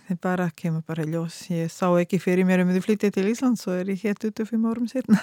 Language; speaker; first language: Icelandic; non-native, fluent; Croatian